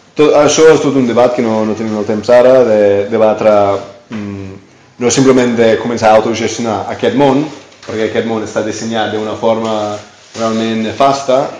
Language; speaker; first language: Catalan; non-native, fluent; English